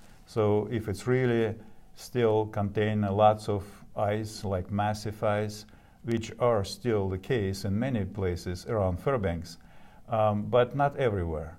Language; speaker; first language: English; non-native, fluent; Russian